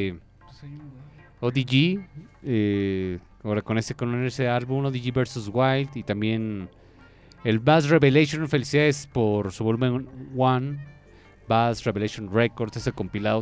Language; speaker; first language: Spanish; native; Spanish